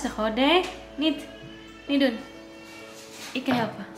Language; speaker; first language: Dutch; non-native, learner; Indonesian